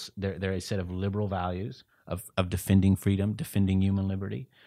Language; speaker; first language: English; native; English